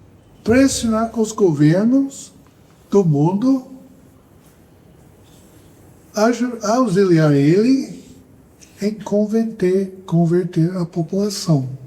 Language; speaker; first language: Portuguese; non-native, fluent; English